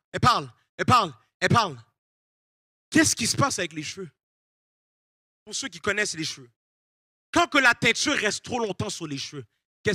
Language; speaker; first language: French; native; French